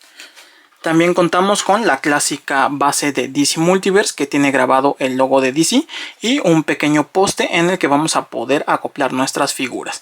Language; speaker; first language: Spanish; native; Spanish